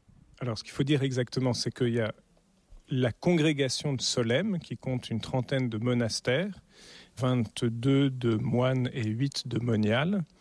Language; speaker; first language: French; native; French